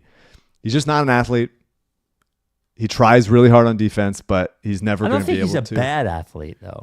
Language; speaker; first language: English; native; English